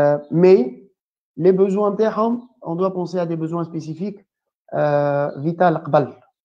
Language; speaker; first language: French; non-native, local second language; Arabic